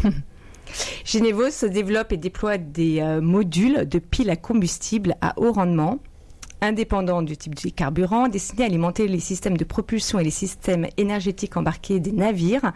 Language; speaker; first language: French; native; French